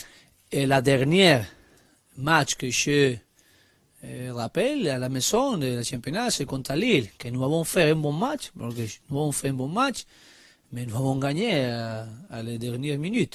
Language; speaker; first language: French; non-native, learner; Spanish